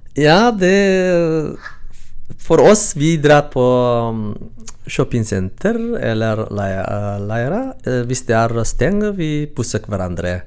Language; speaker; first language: Norwegian; non-native, learner; Tigrinya